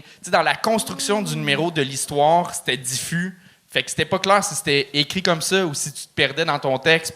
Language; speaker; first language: French; native; French